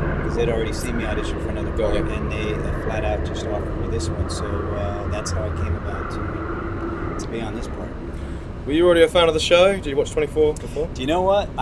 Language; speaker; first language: English; non-native, fluent; Arabic